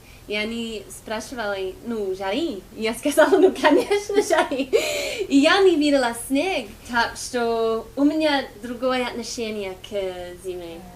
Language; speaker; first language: Russian; non-native, fluent; English